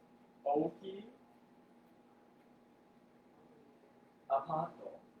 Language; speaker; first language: Japanese; non-native, fluent; English